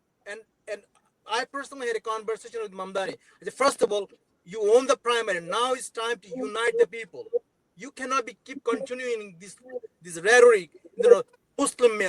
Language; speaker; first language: English; non-native, local second language; Bangla